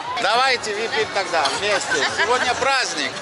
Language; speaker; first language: Russian; non-native, fluent; English